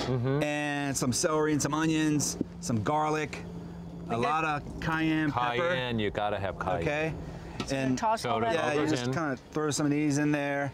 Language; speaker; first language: English; native; English